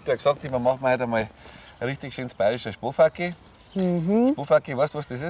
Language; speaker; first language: German; native; German